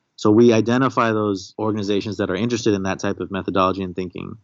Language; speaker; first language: English; native; English